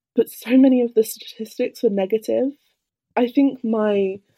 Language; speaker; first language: English; native; English